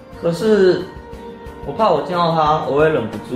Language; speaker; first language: Chinese; native; Chinese